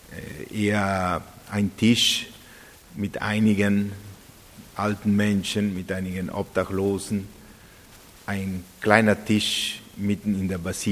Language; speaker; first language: German; non-native, fluent; Italian